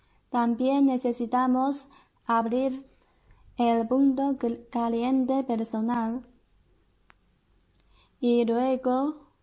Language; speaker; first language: Spanish; non-native, learner; Chinese